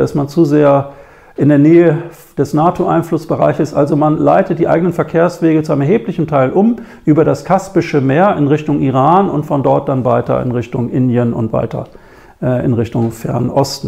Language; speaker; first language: German; native; German